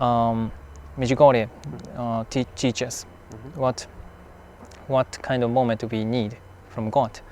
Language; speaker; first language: English; non-native, fluent; Japanese